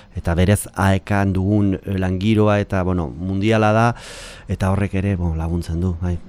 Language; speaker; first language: Basque; native; Basque